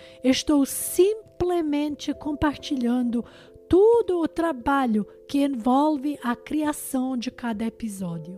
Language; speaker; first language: Portuguese; non-native, learner; Albanian